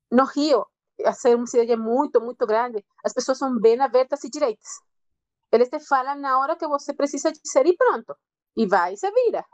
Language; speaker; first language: Portuguese; non-native, fluent; Spanish